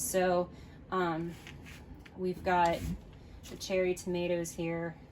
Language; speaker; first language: English; native; English